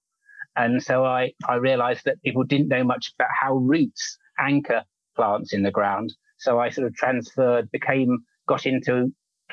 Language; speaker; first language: English; native; English